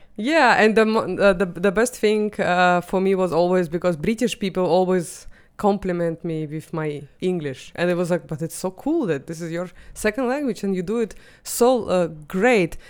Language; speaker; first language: English; non-native, fluent; Russian